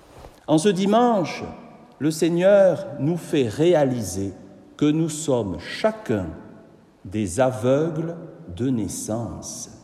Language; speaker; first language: French; native; French